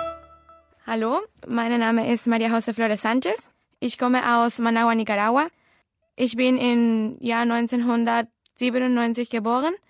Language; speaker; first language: German; non-native, learner; Spanish